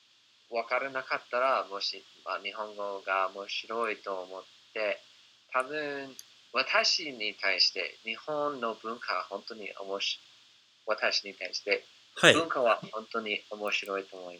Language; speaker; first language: Japanese; non-native, fluent; English